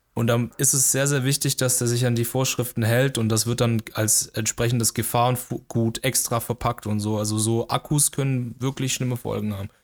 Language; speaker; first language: German; early bilingual, other home language; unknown